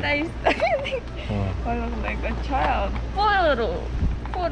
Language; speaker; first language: English; non-native, local second language; Filipino